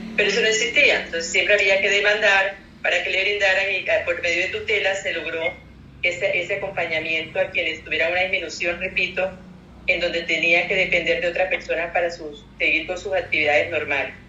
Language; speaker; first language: Spanish; native; Spanish